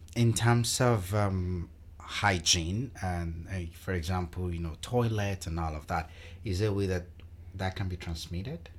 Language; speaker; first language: English; non-native, local second language; Yoruba